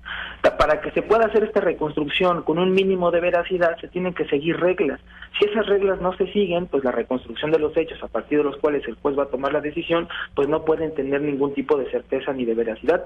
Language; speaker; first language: Spanish; native; Spanish